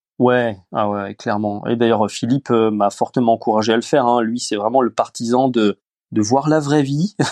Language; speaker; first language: French; early bilingual, other home language; Romanian